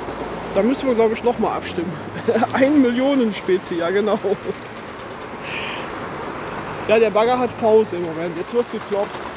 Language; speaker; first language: German; native; German